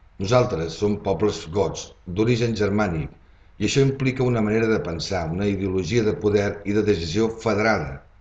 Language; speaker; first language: Catalan; native; Catalan